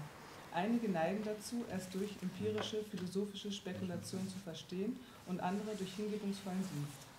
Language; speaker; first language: German; native; German